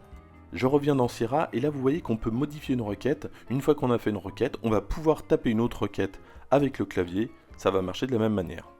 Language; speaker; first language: French; native; French